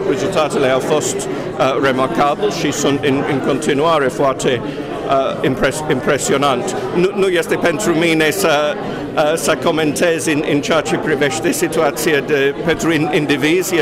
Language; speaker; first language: Romanian; non-native, fluent; English